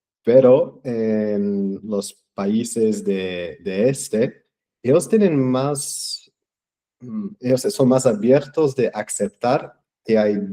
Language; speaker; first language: Spanish; non-native, fluent; English